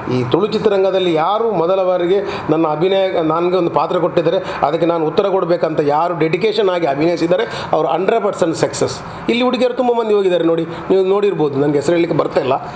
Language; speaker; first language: Kannada; non-native, local second language; Tulu